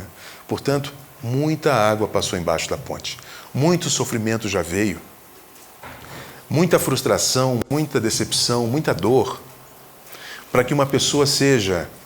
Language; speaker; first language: Portuguese; native; Portuguese